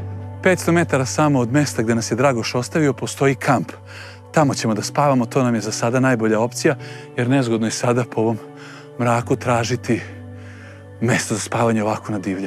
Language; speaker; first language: Serbian; native; Serbian